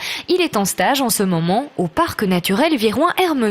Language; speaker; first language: French; native; French